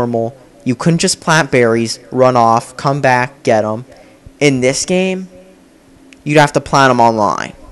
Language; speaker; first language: English; native; English